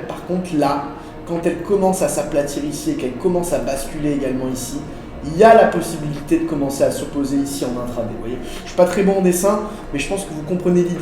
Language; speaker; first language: French; native; French